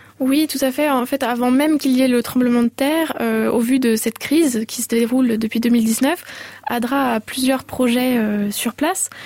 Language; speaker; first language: French; native; French